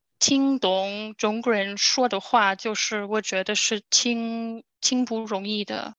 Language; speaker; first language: Chinese; non-native, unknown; German